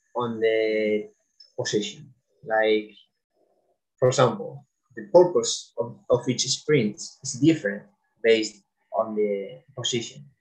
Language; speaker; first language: English; non-native, fluent; Spanish